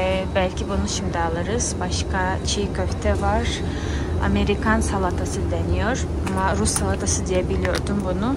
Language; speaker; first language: Turkish; non-native, fluent; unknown